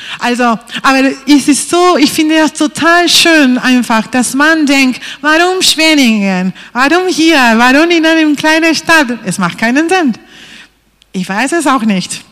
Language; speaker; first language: German; non-native, fluent; Spanish